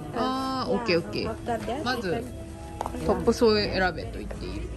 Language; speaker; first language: Japanese; native; Japanese